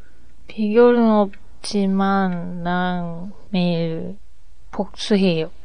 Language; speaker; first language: Korean; non-native, learner; Japanese